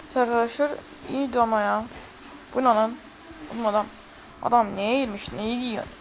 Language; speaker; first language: Turkish; native; Turkish